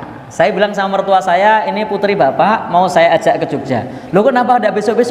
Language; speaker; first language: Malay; non-native, local second language; Javanese